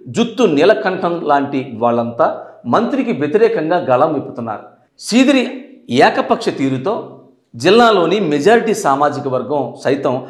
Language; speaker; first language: Telugu; native; Telugu